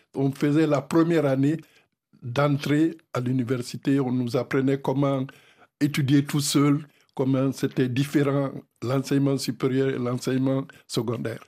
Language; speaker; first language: French; non-native, local second language; Fula